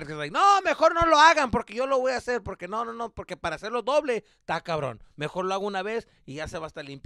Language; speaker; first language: Spanish; early bilingual, heritage; Spanish